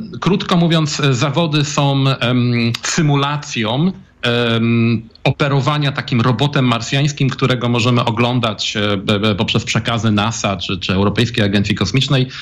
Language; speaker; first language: Polish; native; Polish